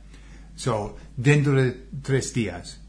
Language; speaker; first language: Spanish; non-native, fluent; English